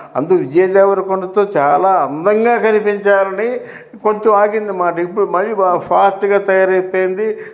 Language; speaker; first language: Telugu; native; Telugu